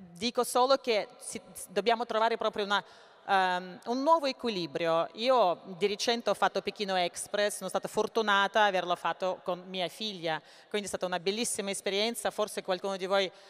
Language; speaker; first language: Italian; non-native, fluent; Russian